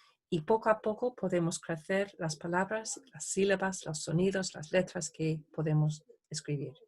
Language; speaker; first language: Spanish; non-native, fluent; English